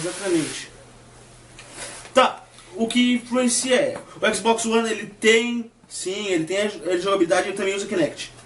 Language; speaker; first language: Portuguese; native; Portuguese